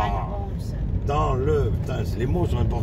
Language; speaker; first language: French; native; French